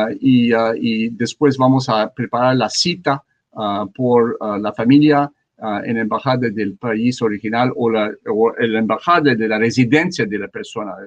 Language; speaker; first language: Spanish; non-native, learner; French